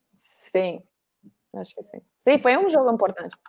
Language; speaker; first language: Portuguese; non-native, fluent; English